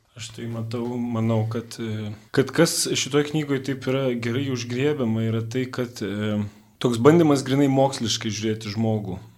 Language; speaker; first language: Lithuanian; native; Lithuanian